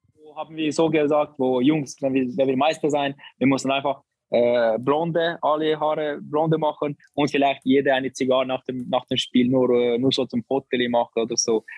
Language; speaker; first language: German; non-native, learner; Albanian